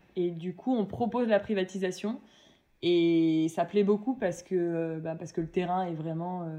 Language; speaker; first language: French; native; French